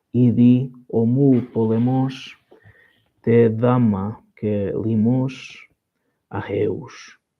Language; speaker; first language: Greek; non-native, learner; Portuguese